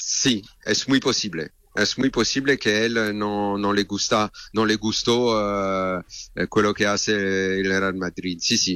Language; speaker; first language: Spanish; non-native, learner; French